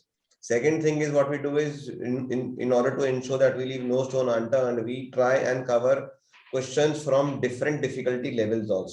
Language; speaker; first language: English; non-native, local second language; Hindi